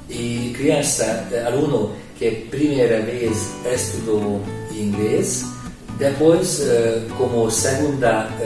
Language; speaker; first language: Portuguese; non-native, learner; Hungarian